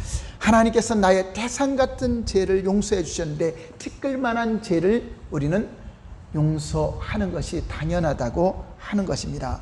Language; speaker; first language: Korean; native; Korean